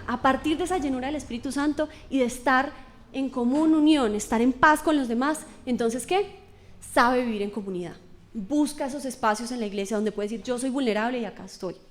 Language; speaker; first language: Spanish; native; Spanish